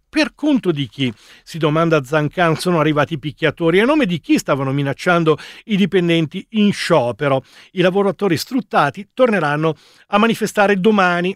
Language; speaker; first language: Italian; native; Italian